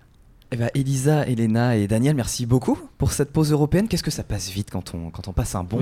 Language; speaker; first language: French; native; French